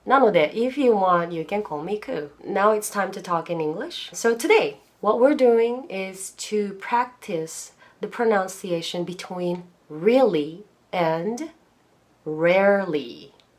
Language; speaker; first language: English; non-native, fluent; Japanese